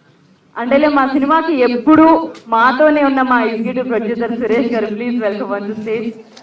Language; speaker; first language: Telugu; native; Telugu